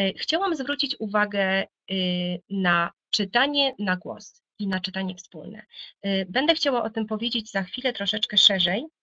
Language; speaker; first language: Polish; native; Polish